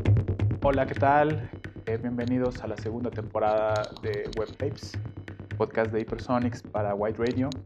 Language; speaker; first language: Spanish; native; Spanish